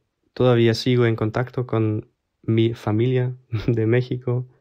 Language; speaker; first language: Spanish; non-native, fluent; German